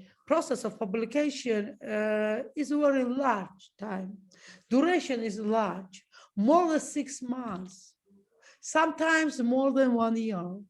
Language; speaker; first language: English; non-native, learner; Georgian